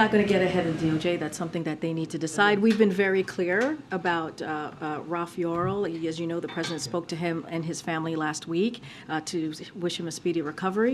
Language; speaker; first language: English; native; English